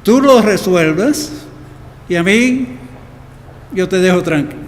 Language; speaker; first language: Spanish; early bilingual, heritage; Spanish